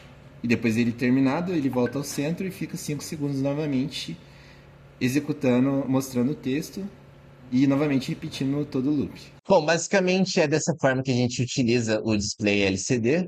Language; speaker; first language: Portuguese; native; Portuguese